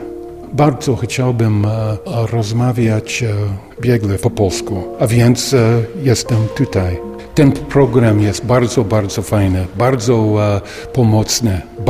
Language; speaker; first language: Polish; non-native, learner; English